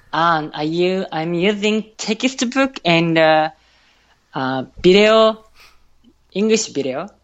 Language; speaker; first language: English; non-native, learner; Japanese